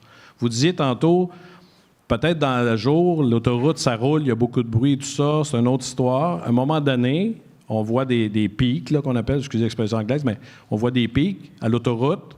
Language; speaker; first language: French; native; French